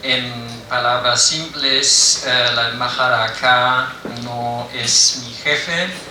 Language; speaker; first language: Spanish; non-native, fluent; German